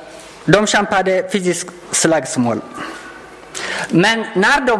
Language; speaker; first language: Swedish; non-native, learner; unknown